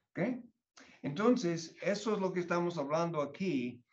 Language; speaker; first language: Spanish; non-native, fluent; English